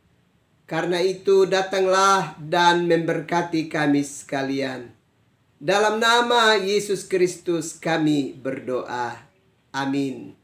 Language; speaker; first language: Indonesian; native; Indonesian